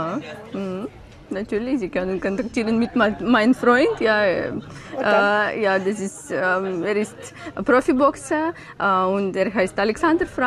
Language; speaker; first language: German; non-native, learner; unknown